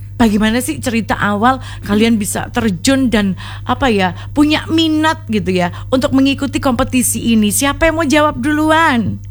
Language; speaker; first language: Indonesian; native; Indonesian